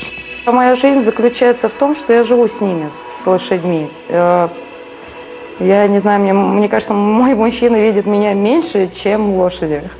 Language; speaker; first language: Russian; native; Russian